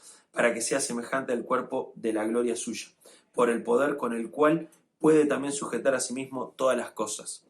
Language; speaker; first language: Spanish; native; Spanish